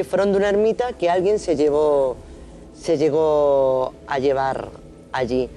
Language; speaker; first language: Spanish; native; Spanish